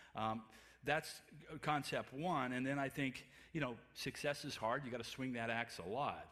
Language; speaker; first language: English; native; English